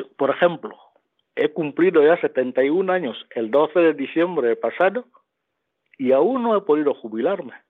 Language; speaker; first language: Spanish; non-native, local second language; Fang